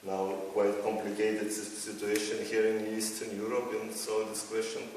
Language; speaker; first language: English; non-native, fluent; Lithuanian